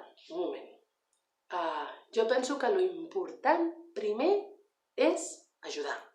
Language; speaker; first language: Catalan; non-native, learner; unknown